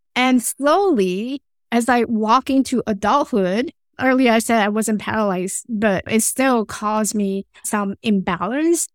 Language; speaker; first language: English; non-native, fluent; Chinese